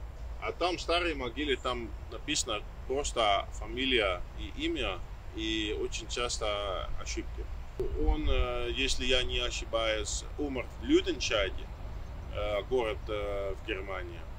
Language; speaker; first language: Russian; non-native, fluent; Dutch